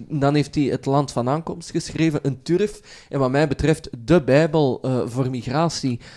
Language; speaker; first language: Dutch; early bilingual, other home language; Arabic